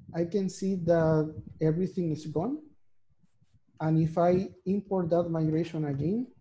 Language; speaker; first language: English; non-native, fluent; Spanish